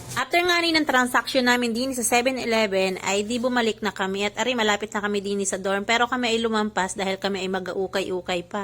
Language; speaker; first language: Filipino; native; Filipino